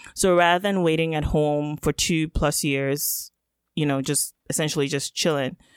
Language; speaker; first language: English; non-native, local second language; Yoruba